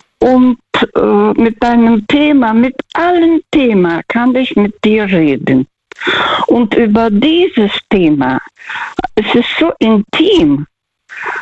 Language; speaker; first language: German; non-native, fluent; Russian